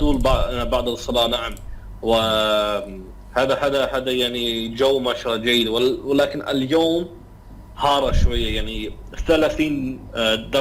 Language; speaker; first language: Arabic; non-native, learner; English